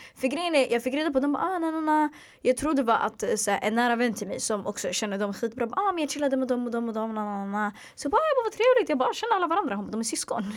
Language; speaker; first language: Swedish; early bilingual, other home language; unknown